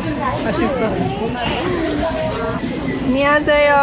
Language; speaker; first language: Korean; non-native, learner; Persian